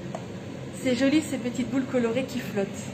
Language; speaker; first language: French; native; French